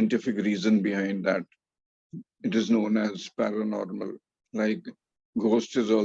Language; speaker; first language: English; non-native, fluent; Hindi